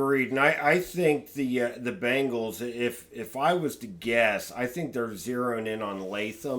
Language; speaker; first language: English; native; English